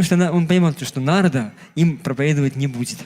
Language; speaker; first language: Russian; native; Russian